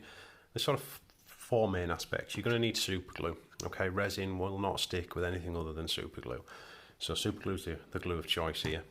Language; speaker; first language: English; native; English